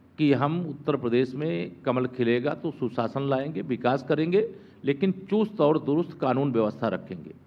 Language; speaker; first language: Hindi; native; Hindi